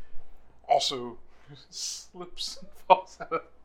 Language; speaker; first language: English; native; English